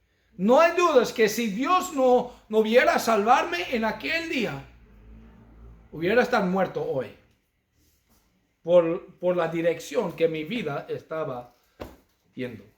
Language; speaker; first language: Spanish; non-native, fluent; English